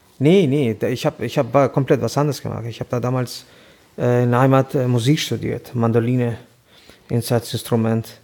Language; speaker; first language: German; non-native, fluent; Albanian